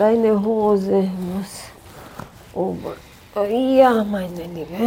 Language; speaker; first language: German; non-native, learner; Romanian